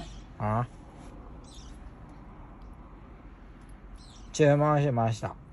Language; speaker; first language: Japanese; native; Japanese